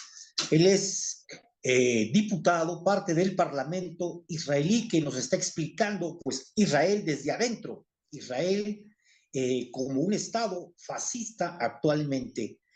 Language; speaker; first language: Spanish; native; Spanish